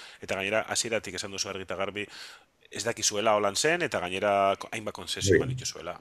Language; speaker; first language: Basque; native; Basque